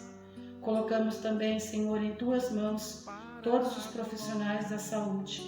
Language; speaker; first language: Portuguese; native; Portuguese